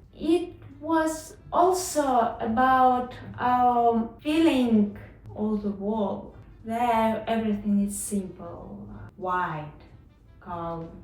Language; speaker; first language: English; non-native, learner; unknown